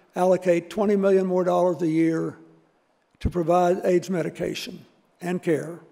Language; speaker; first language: English; native; English